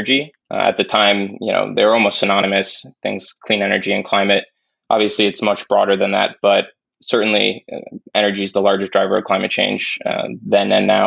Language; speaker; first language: English; native; English